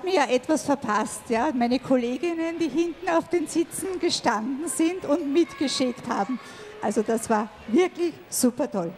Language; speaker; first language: German; native; German